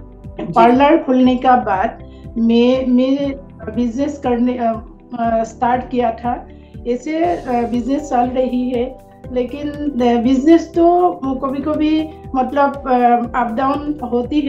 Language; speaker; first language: Hindi; non-native, local second language; Assamese